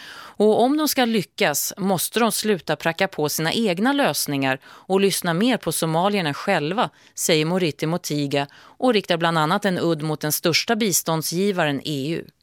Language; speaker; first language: Swedish; native; Swedish